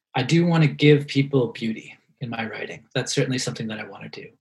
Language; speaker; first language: English; native; English